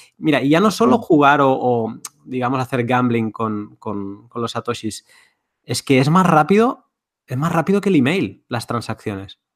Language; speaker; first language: Spanish; native; Spanish